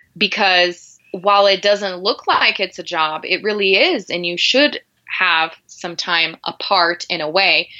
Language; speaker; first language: English; non-native, fluent; Portuguese